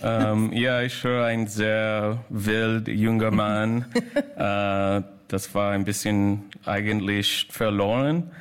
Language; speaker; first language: German; non-native, learner; English